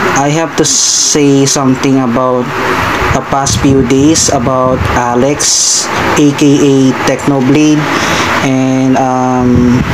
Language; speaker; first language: English; non-native, local second language; Filipino